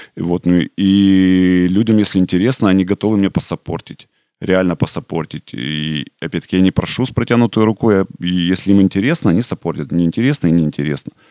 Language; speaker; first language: Russian; native; Russian